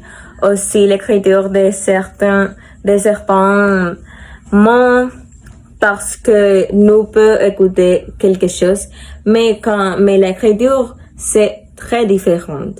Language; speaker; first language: French; non-native, learner; Spanish